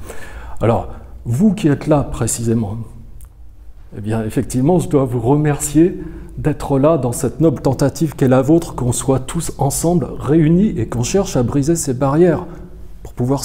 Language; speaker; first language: French; native; French